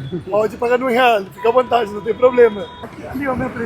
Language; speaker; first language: Portuguese; non-native, learner; Hindi